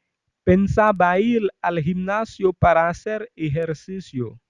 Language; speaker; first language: Spanish; non-native, fluent; Haitian Creole